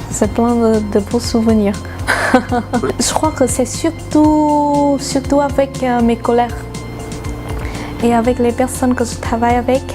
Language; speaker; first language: French; non-native, fluent; Vietnamese